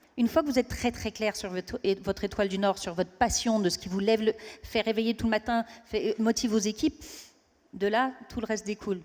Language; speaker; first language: French; non-native, fluent; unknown